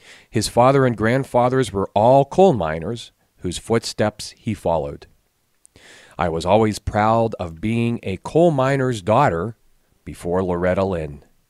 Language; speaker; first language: English; native; English